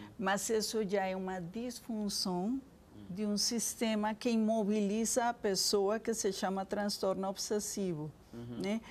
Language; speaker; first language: Portuguese; non-native, fluent; Spanish